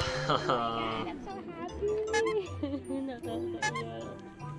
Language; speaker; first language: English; non-native, local second language; Filipino